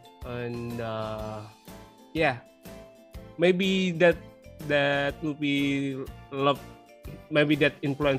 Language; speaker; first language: English; non-native, learner; Indonesian